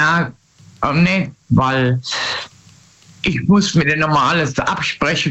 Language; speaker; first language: German; native; German